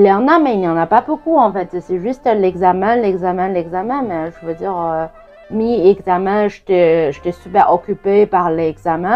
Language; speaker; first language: French; non-native, fluent; Chinese